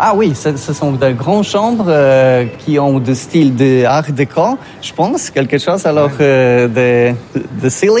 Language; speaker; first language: French; non-native, learner; Polish